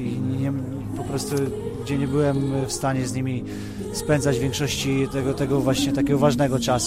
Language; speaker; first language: Polish; native; Polish